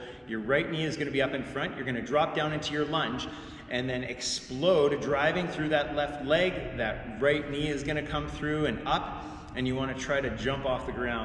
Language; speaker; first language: English; native; English